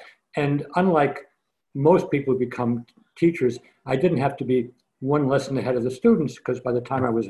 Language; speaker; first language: English; native; English